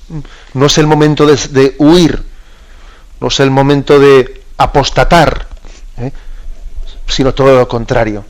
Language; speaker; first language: Spanish; native; Spanish